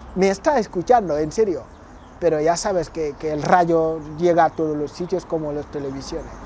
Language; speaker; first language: Spanish; non-native, fluent; Wolof